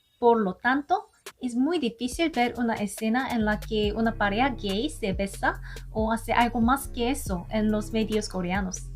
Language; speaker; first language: Spanish; non-native, learner; Korean